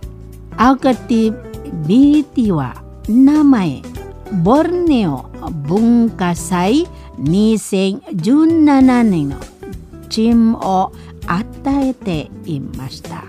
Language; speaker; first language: Japanese; non-native, learner; Indonesian